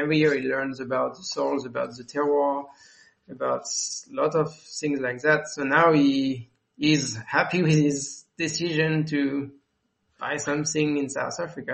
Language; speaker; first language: English; non-native, fluent; French